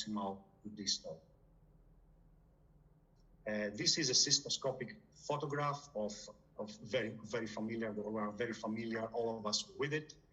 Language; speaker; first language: English; non-native, fluent; Greek